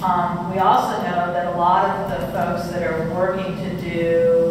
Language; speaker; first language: English; native; English